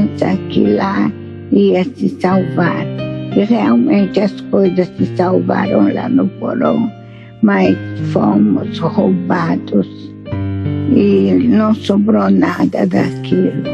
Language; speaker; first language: Portuguese; non-native, fluent; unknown